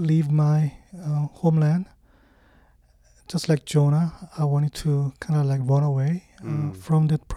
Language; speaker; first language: English; non-native, fluent; Korean